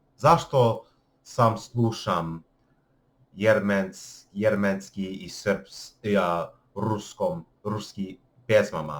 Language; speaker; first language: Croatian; non-native, learner; English